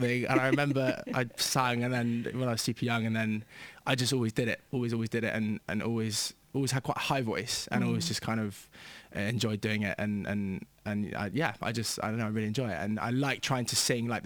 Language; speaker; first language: English; native; English